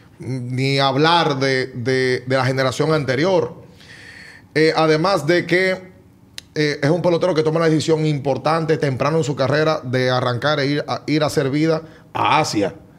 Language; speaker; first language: Spanish; native; Spanish